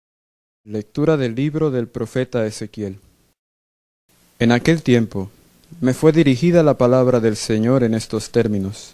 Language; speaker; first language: Spanish; native; Spanish